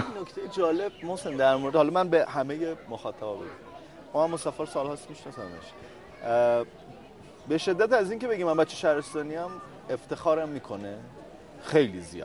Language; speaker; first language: Persian; native; Persian